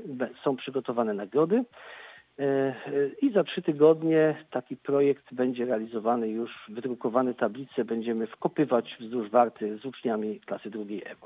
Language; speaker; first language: Polish; native; Polish